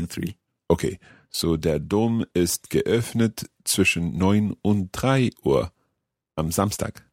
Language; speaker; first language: German; non-native, learner; English